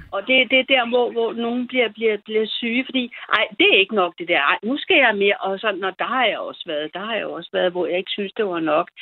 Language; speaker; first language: Danish; early bilingual, other home language; German